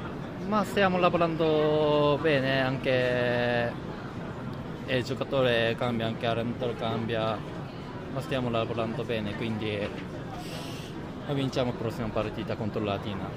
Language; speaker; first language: Italian; non-native, learner; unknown